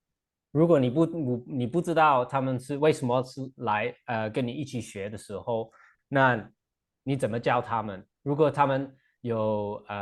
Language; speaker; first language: Chinese; non-native, fluent; English